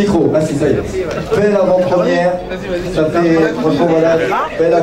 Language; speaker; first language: French; native; French